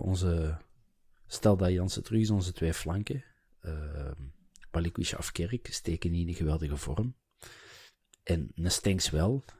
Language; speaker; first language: Dutch; native; Dutch